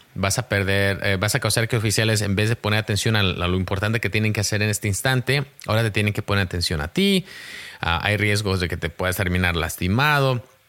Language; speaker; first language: Spanish; early bilingual, heritage; Spanish